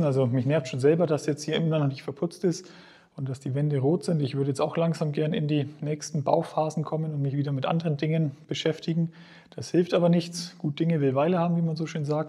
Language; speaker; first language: German; native; German